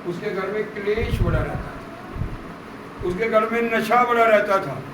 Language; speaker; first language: Hindi; non-native, local second language; Punjabi